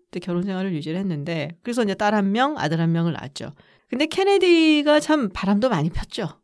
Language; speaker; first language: Korean; native; Korean